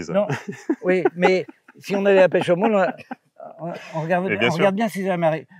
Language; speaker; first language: French; native; French